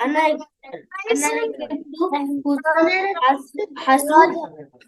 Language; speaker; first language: Arabic; non-native, learner; Urdu